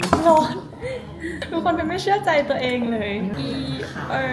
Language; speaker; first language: Thai; native; Thai